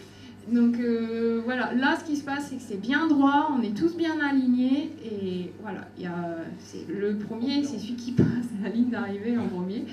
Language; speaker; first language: French; native; French